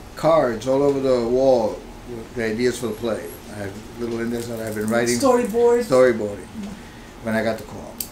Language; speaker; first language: English; early bilingual, other home language; Spanish